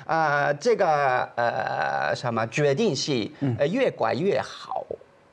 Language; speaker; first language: Chinese; non-native, fluent; Japanese